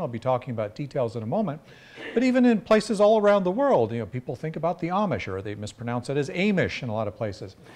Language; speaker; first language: English; native; English